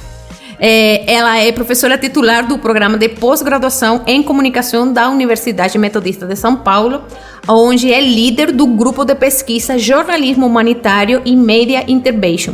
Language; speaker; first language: Portuguese; non-native, fluent; Spanish